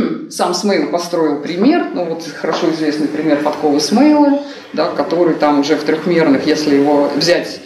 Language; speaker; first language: Russian; native; Russian